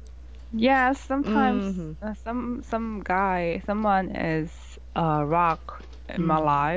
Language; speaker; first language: English; non-native, learner; Korean